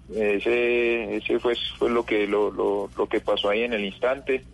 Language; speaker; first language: Spanish; native; Spanish